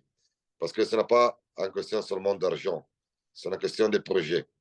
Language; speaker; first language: French; non-native, learner; Italian